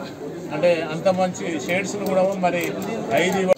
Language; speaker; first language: Telugu; native; Telugu